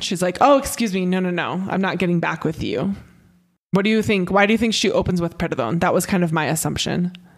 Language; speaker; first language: English; native; English